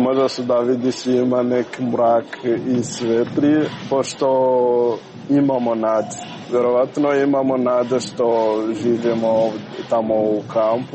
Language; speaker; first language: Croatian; non-native, learner; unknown